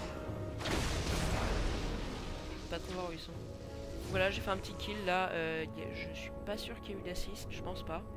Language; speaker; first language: French; native; French